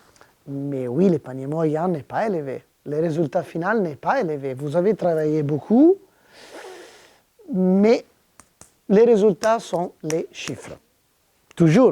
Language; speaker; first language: French; non-native, fluent; Italian